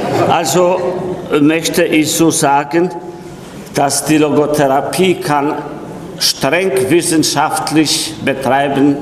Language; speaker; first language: German; non-native, fluent; Polish